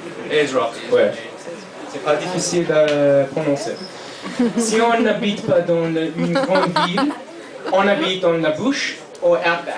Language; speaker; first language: French; non-native, fluent; English